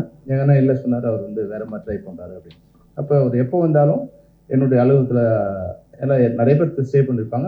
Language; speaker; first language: Tamil; native; Tamil